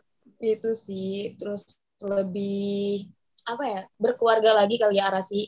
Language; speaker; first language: Indonesian; native; Indonesian